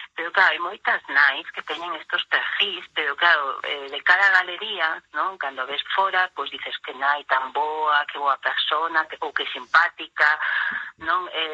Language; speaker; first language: Galician; non-native, local second language; Spanish